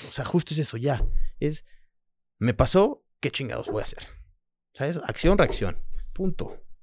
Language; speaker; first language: Spanish; early bilingual, other home language; French